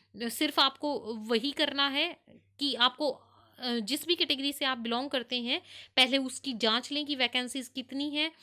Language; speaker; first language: Hindi; non-native, local second language; Punjabi